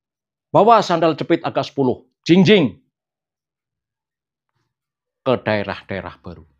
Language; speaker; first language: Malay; non-native, local second language; Javanese